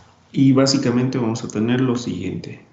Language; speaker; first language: Spanish; native; Spanish